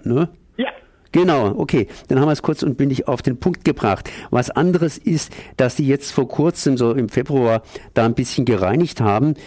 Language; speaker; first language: German; native; German